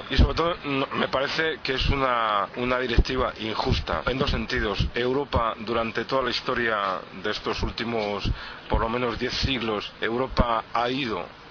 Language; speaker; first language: Spanish; native; Spanish